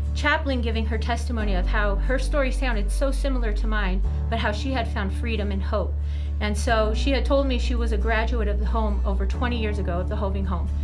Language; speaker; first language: English; native; English